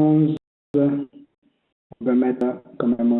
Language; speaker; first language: French; non-native, learner; Spanish